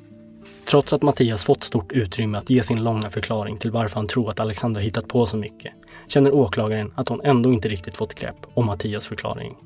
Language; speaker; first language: Swedish; native; Swedish